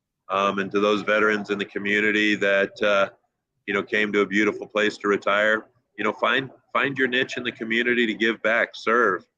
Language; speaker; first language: English; native; English